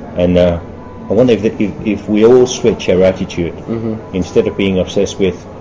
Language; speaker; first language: English; early bilingual, other home language; German